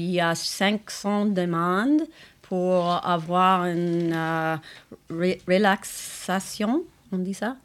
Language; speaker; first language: French; non-native, fluent; English